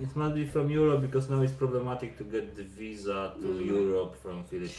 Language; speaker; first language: English; non-native, learner; Polish